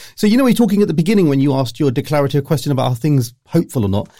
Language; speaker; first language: English; early bilingual, other home language; Urdu